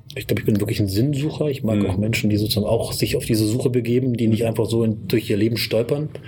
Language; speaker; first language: German; native; German